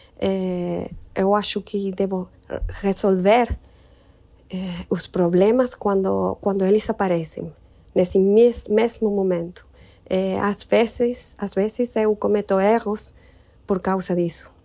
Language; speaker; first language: Portuguese; non-native, learner; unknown